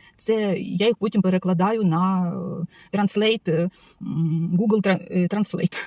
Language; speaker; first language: Ukrainian; non-native, local second language; Russian